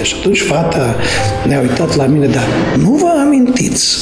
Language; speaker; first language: Romanian; non-native, fluent; Hungarian